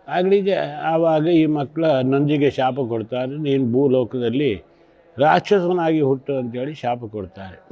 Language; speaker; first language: Kannada; native; Kannada